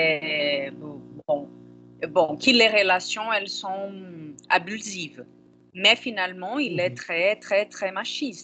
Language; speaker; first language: French; non-native, fluent; Portuguese